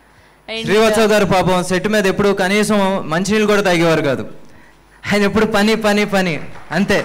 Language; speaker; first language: Telugu; native; Telugu